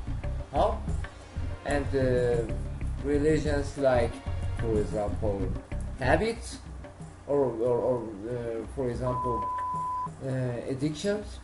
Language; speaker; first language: English; non-native, learner; Persian